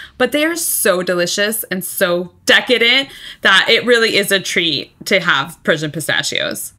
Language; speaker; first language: English; early bilingual, other home language; Persian